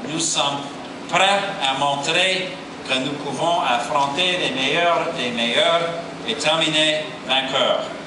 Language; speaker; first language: French; non-native, fluent; English